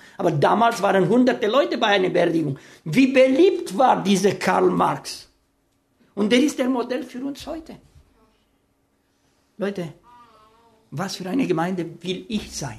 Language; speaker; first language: German; non-native, fluent; Romanian